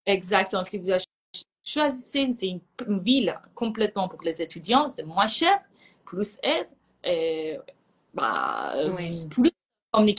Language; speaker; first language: French; non-native, fluent; Persian